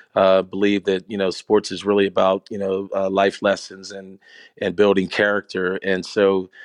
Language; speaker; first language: English; native; English